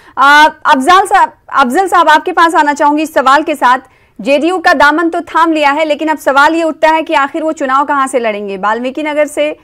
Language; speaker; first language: Hindi; native; Hindi